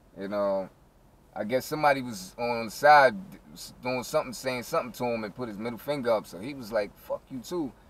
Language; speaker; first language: English; native; English